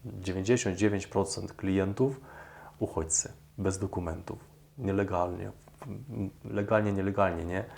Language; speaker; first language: Polish; non-native, fluent; Ukrainian